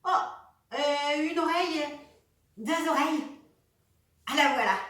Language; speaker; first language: French; native; French